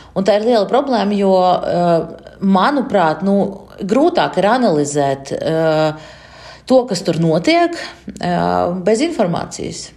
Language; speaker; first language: Latvian; non-native, local second language; Russian